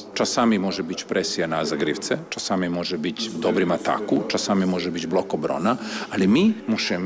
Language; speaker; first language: Polish; non-native, fluent; Serbian